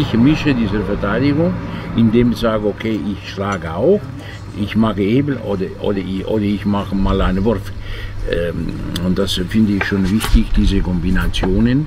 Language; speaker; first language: German; non-native, fluent; Italian